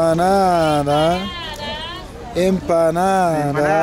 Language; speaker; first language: Spanish; non-native, learner; English